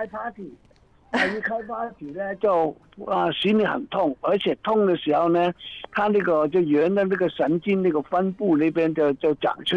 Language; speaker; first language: Chinese; native; Chinese